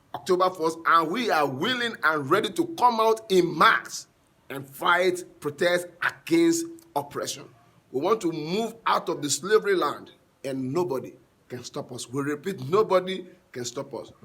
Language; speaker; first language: English; non-native, local second language; Yoruba